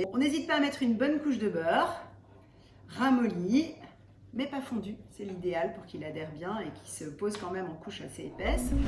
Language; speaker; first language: French; native; French